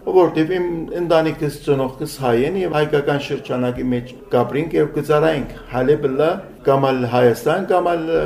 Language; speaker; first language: Armenian; early bilingual, heritage; Armenian